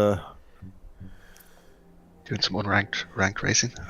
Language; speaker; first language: English; native; English